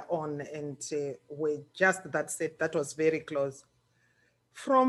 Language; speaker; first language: English; non-native, local second language; Shona